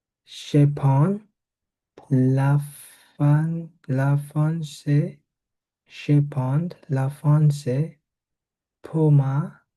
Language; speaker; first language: French; non-native, learner; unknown